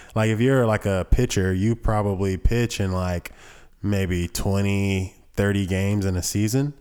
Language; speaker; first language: English; native; English